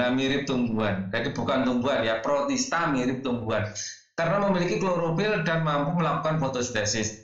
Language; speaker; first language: Indonesian; native; Indonesian